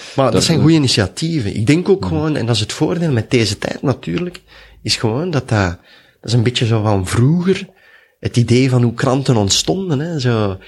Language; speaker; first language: Dutch; native; Dutch